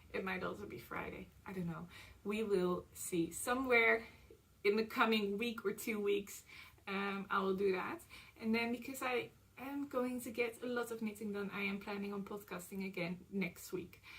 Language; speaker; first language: English; non-native, fluent; Dutch